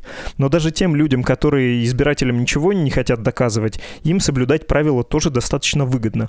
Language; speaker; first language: Russian; native; Russian